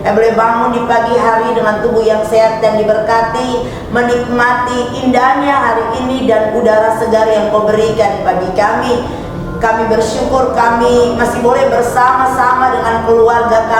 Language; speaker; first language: Indonesian; native; Indonesian